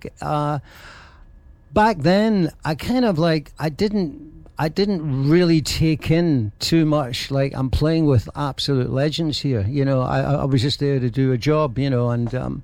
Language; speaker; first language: English; native; English